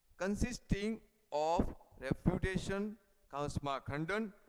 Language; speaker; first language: English; non-native, local second language; Gujarati